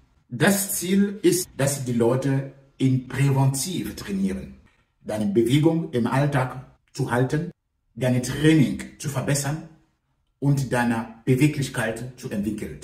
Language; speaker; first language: German; non-native, fluent; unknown